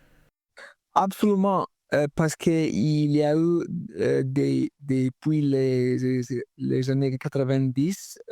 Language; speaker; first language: French; non-native, fluent; Italian